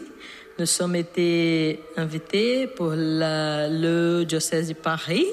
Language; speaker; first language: French; non-native, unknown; Portuguese